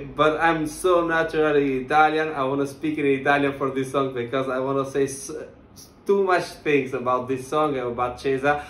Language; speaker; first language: English; non-native, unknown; Italian